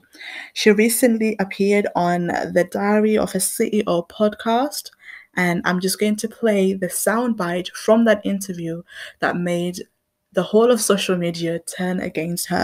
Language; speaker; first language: English; non-native, local second language; Shona